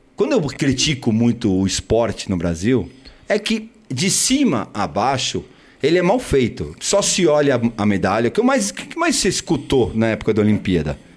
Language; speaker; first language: Portuguese; early bilingual, other home language; Spanish